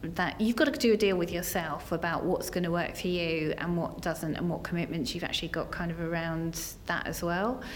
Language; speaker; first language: English; native; English